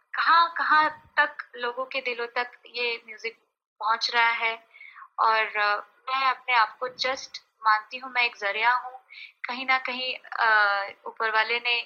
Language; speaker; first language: Hindi; native; Hindi